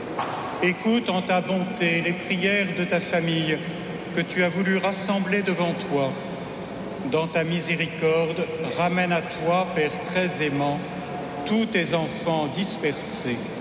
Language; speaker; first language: French; native; French